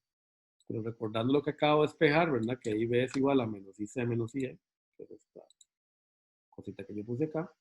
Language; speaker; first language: Spanish; native; Spanish